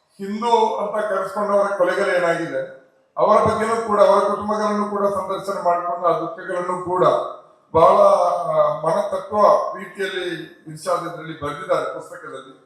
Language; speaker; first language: Kannada; non-native, local second language; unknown